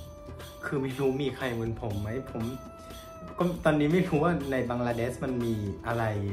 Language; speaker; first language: Thai; non-native, fluent; Vietnamese